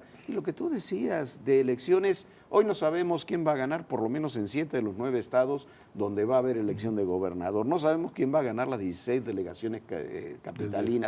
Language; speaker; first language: Spanish; native; Spanish